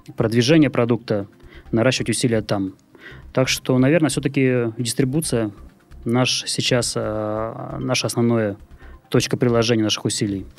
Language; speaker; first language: Russian; native; Russian